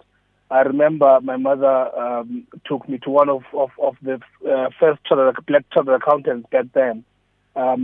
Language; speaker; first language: English; non-native, local second language; Xhosa